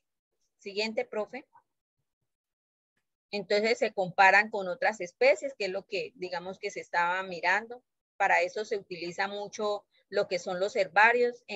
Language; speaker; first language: Spanish; native; Spanish